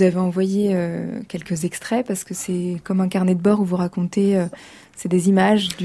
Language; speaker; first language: French; native; French